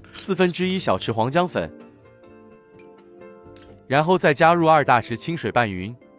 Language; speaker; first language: Chinese; native; Chinese